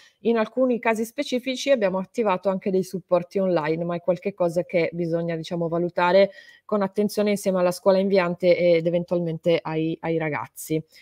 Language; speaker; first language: Italian; native; Italian